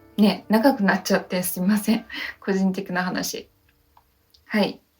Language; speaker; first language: Japanese; non-native, learner; Chinese